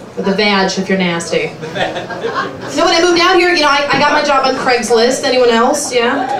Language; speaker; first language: English; native; English